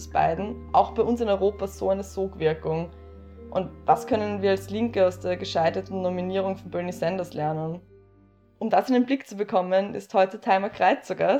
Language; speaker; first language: German; native; German